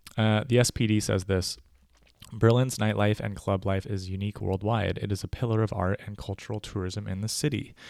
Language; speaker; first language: English; native; English